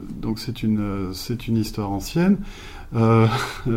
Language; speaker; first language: French; native; French